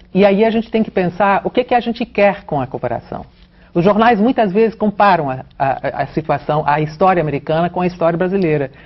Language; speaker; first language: Portuguese; non-native, fluent; English